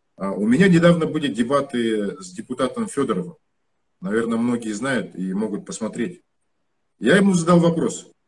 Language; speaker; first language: Russian; non-native, local second language; Kazakh